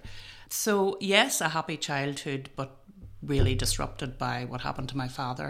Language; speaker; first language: English; native; English